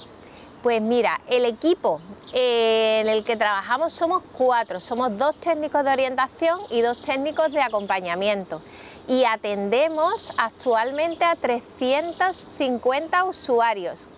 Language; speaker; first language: Spanish; native; Spanish